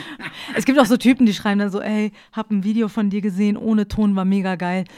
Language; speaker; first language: German; early bilingual, other home language; Persian